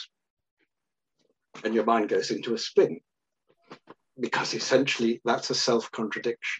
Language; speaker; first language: English; native; English